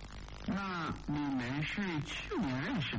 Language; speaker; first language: Chinese; non-native, learner; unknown